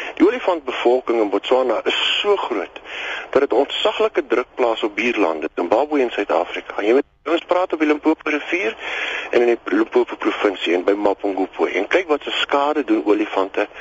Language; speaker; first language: Afrikaans; native; Afrikaans